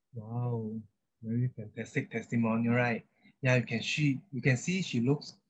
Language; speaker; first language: English; non-native, local second language; Chinese